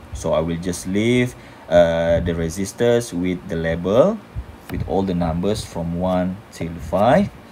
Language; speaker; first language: English; non-native, local second language; Malay